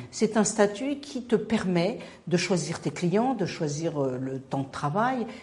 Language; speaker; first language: French; non-native, local second language; Arabic